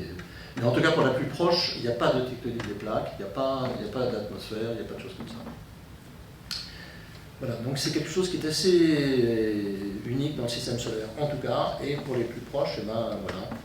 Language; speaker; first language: French; native; French